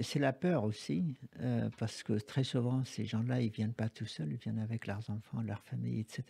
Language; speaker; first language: French; non-native, fluent; Arabic